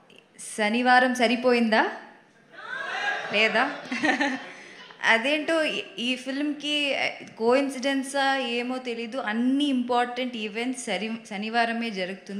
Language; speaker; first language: Telugu; non-native, learner; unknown